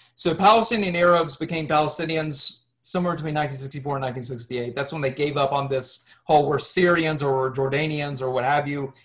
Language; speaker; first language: English; native; English